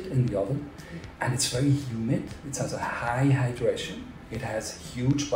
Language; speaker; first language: English; non-native, fluent; Swiss German